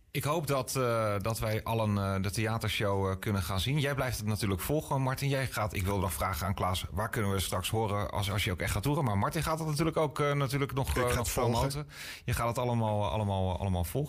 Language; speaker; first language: Dutch; native; Dutch